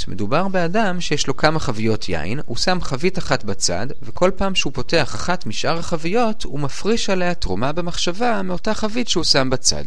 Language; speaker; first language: Hebrew; native; Hebrew